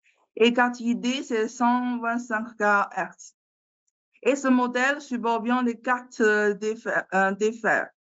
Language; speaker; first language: French; non-native, learner; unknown